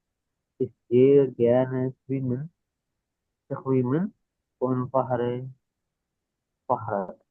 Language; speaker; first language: German; non-native, learner; Indonesian